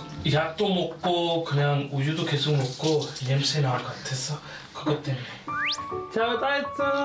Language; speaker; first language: Korean; non-native, learner; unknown